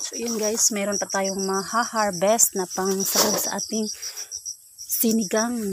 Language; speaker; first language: Filipino; non-native, local second language; Cebuano